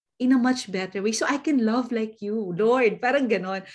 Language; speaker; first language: English; non-native, local second language; Filipino